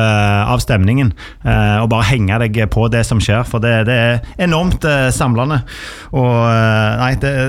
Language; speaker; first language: Norwegian; native; Norwegian